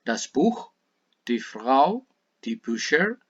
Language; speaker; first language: German; non-native, fluent; Indonesian